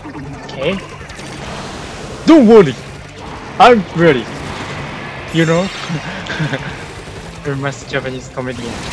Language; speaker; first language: English; non-native, learner; Japanese